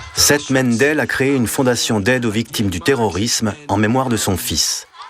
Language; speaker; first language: French; native; French